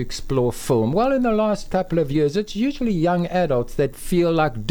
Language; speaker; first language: English; native; English